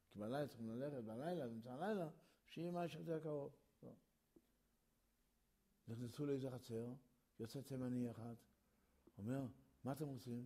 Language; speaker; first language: Hebrew; early bilingual, other home language; Yiddish